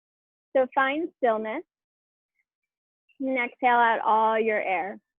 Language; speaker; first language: English; native; English